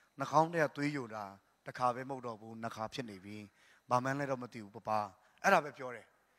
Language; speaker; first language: Burmese; non-native, local second language; Tedim Chin